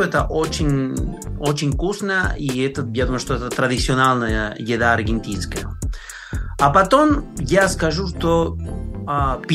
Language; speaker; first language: Russian; non-native, learner; Spanish